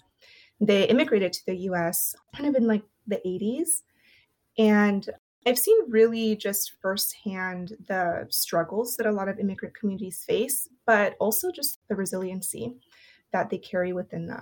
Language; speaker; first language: English; early bilingual, other home language; Spanish